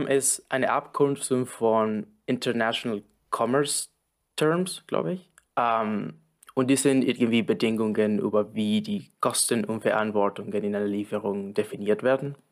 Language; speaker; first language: German; non-native, fluent; Spanish